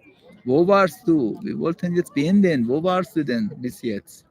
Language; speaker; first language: German; non-native, learner; Persian